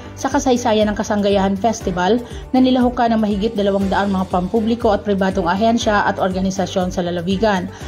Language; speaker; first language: Filipino; non-native, local second language; Bikol